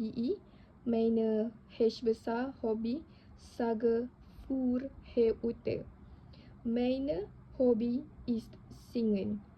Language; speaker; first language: German; non-native, learner; Indonesian